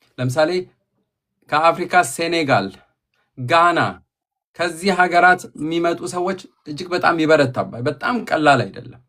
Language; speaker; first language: Amharic; native; Amharic